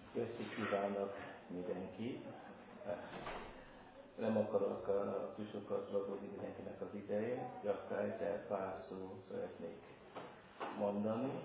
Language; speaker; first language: Hungarian; non-native, learner; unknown